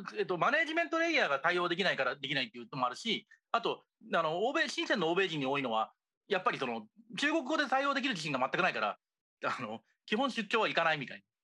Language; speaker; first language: Japanese; native; Japanese